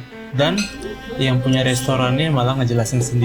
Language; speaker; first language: Indonesian; native; Indonesian